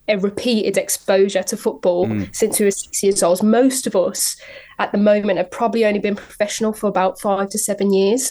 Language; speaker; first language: English; native; English